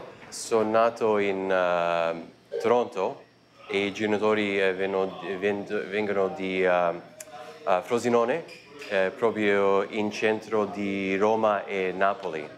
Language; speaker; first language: Italian; early bilingual, heritage; Italian